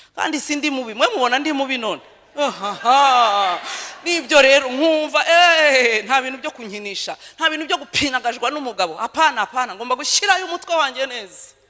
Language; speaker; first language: Kinyarwanda; early bilingual, heritage; Kinyarwanda